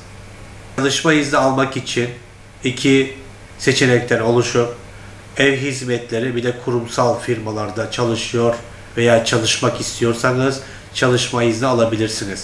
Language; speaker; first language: Turkish; non-native, fluent; Turkmen